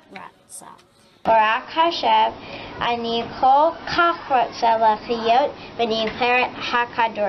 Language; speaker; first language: Hebrew; non-native, learner; English